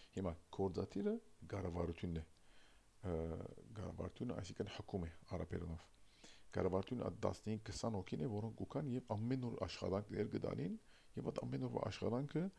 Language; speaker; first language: Armenian; early bilingual, heritage; Armenian